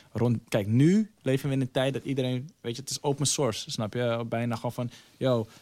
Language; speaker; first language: Dutch; early bilingual, other home language; Somali